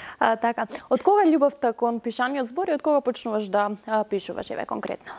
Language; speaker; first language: Macedonian; native; Macedonian